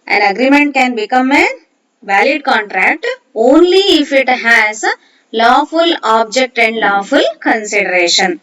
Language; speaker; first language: English; non-native, local second language; Kannada